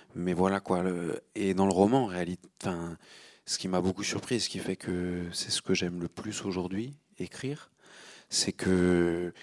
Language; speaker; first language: French; native; French